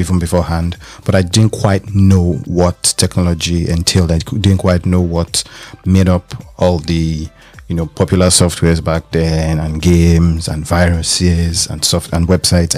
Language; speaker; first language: English; non-native, local second language; Yoruba